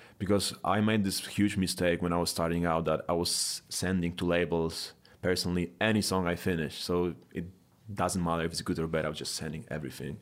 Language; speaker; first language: English; non-native, fluent; Polish